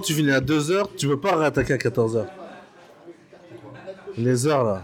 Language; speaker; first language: French; native; French